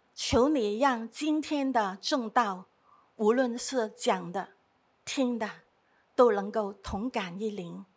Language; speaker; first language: Chinese; non-native, fluent; Cantonese